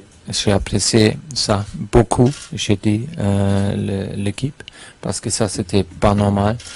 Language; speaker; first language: French; non-native, fluent; German